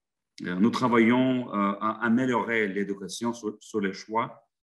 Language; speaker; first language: French; non-native, fluent; Lithuanian